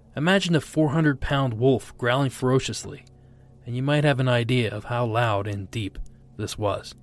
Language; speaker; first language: English; non-native, fluent; Portuguese